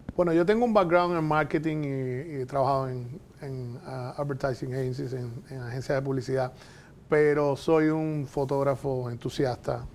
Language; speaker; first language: Spanish; native; Spanish